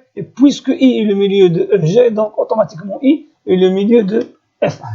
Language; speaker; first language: French; non-native, local second language; Arabic